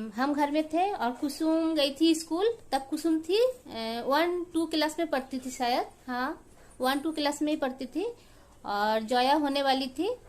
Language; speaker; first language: Hindi; non-native, local second language; Bangla